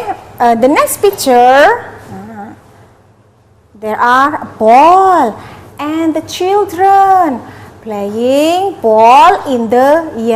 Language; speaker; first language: English; non-native, learner; Indonesian